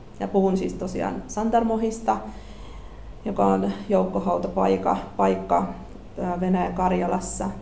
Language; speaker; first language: Finnish; early bilingual, other home language; Russian